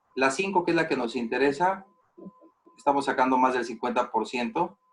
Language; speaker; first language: Spanish; native; Spanish